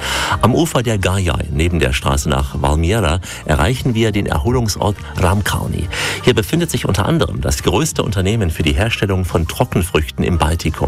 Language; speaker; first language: German; native; German